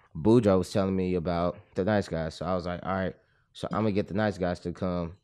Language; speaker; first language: English; native; English